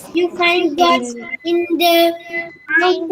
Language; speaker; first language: English; non-native, learner; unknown